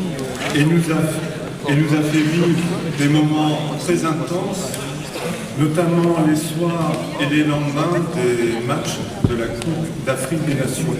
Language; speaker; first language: French; native; French